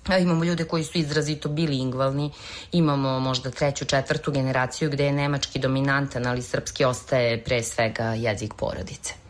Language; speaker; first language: Serbian; native; Serbian